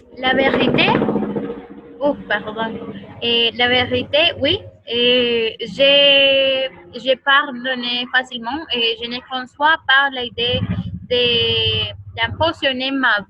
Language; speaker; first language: French; non-native, learner; Spanish